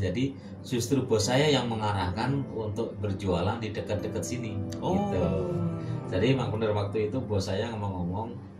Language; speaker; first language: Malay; non-native, local second language; Javanese